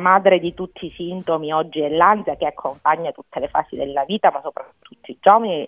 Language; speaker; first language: Italian; native; Italian